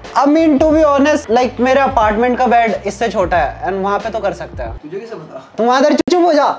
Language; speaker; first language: Hindi; native; Hindi